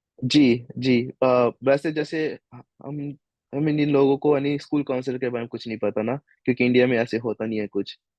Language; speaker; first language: Hindi; native; Hindi